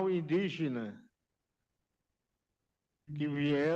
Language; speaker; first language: Portuguese; non-native, local second language; Yanomámi